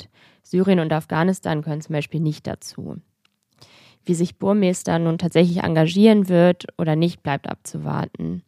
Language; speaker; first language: German; native; German